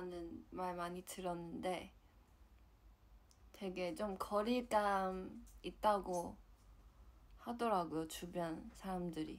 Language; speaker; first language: Korean; non-native, fluent; Chinese